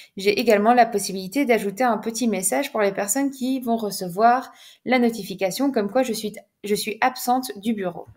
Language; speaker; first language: French; native; French